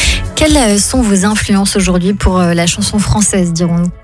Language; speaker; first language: French; native; French